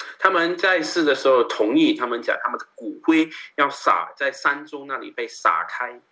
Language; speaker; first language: Chinese; native; Chinese